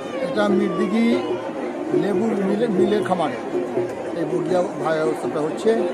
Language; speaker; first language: Bangla; non-native, local second language; Rangpuri